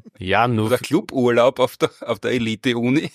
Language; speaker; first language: German; native; German